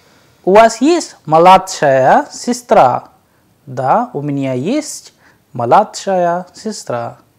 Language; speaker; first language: Russian; non-native, fluent; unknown